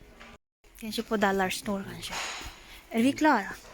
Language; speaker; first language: Swedish; non-native, learner; Filipino